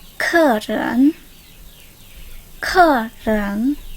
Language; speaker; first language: Chinese; non-native, learner; Indonesian